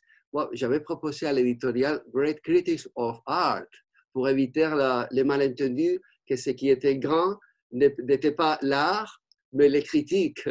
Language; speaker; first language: French; non-native, fluent; Spanish